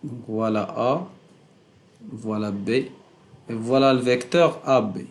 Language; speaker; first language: French; non-native, local second language; Arabic